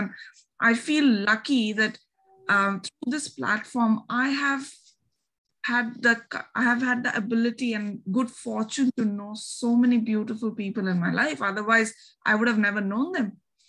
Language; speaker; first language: English; non-native, local second language; Bangla